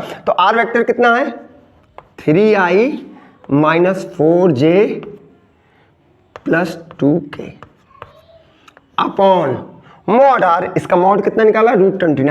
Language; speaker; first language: Hindi; native; Hindi